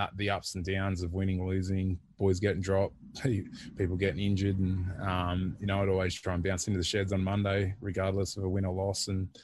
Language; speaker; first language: English; native; English